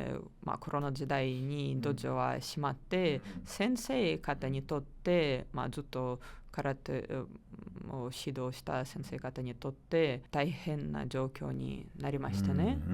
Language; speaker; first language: Japanese; non-native, learner; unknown